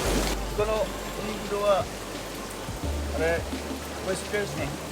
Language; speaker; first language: Japanese; non-native, learner; Indonesian